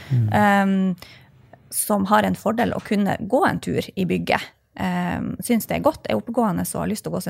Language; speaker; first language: Norwegian; native; Norwegian